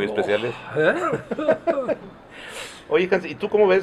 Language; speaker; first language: Spanish; native; Spanish